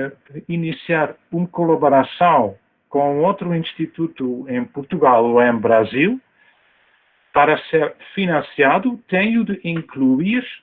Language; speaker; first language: Portuguese; non-native, fluent; Dutch